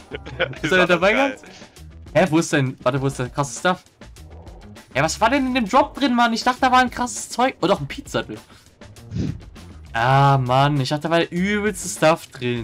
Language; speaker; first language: German; native; German